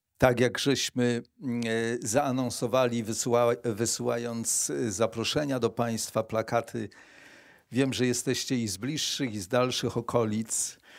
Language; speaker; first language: Polish; native; Polish